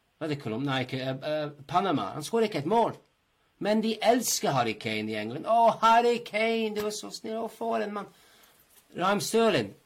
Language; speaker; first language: Norwegian; non-native, fluent; English